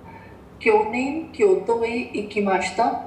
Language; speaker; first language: Japanese; non-native, learner; Hindi